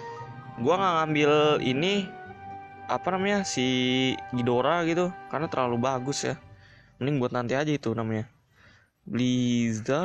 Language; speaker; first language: Indonesian; native; Indonesian